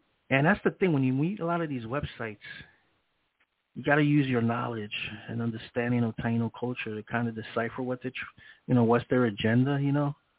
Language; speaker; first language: English; early bilingual, other home language; Spanish